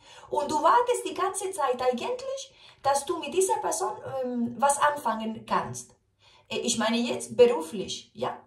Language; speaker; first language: German; non-native, fluent; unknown